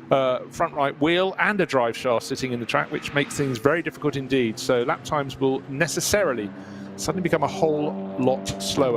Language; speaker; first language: English; native; English